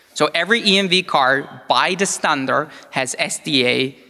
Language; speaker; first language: English; non-native, fluent; Italian